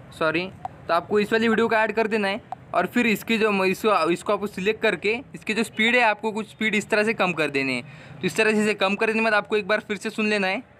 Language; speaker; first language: Hindi; non-native, local second language; Marathi